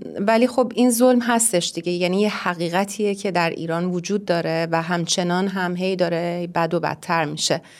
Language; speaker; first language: Persian; native; Persian